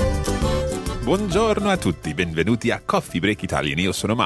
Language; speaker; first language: Italian; non-native, fluent; English